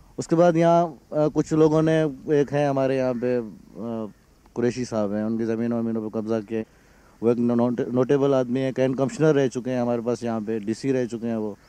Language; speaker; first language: Urdu; non-native, local second language; Sindhi